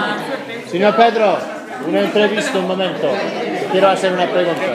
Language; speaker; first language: Spanish; non-native, fluent; English